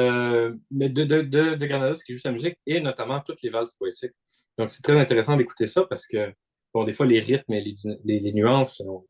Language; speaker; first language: French; native; French